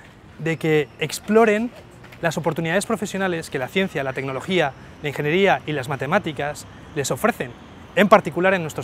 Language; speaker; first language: Spanish; native; Spanish